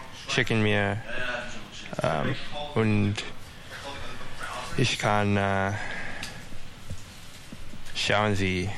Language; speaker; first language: German; non-native, learner; English